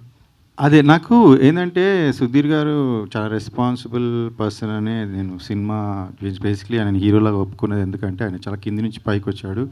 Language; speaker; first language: Telugu; native; Telugu